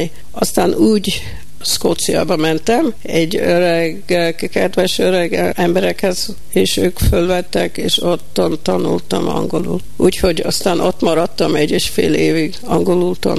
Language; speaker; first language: Hungarian; early bilingual, heritage; Hungarian